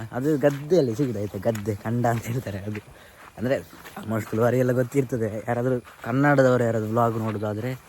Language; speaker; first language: Kannada; non-native, local second language; Tulu